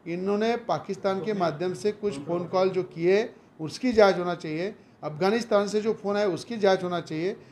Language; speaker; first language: Hindi; non-native, local second language; Marathi